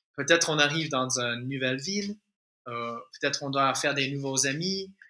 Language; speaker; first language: French; non-native, fluent; English